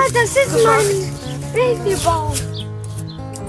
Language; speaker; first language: German; early bilingual, other home language; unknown